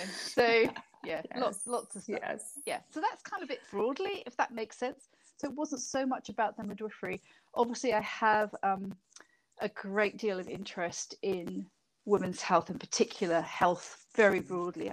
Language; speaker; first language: English; native; English